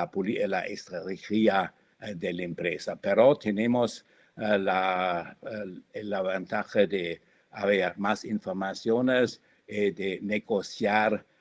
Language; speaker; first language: Spanish; non-native, fluent; German